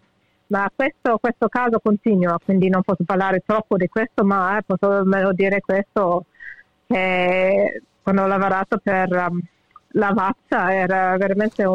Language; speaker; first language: Italian; early bilingual, heritage; English